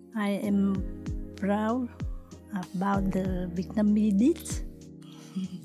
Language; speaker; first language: English; non-native, learner; Vietnamese